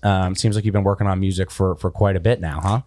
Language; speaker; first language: English; native; English